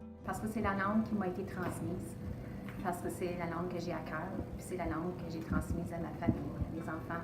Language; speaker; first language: French; native; French